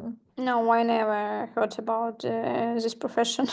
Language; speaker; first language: English; non-native, learner; Ukrainian